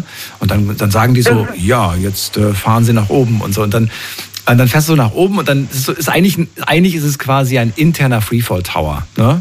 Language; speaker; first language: German; native; German